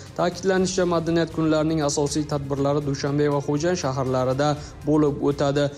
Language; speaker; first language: Uzbek; native; Uzbek